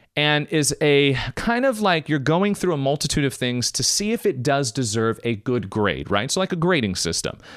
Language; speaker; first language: English; native; English